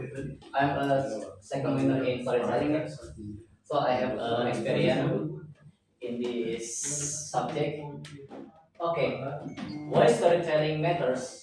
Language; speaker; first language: English; non-native, learner; Indonesian